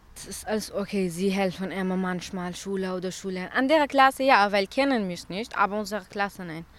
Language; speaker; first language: German; non-native, fluent; Arabic